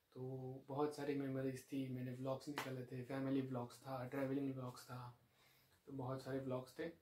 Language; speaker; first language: Hindi; non-native, local second language; Marathi